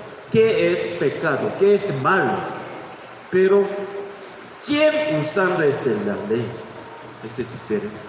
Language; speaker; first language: Spanish; non-native, learner; Korean